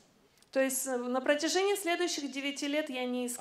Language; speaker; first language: Russian; native; Russian